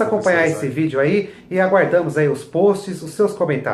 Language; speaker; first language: Portuguese; native; Portuguese